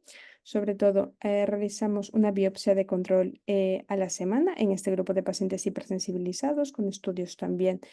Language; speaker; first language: Spanish; native; Spanish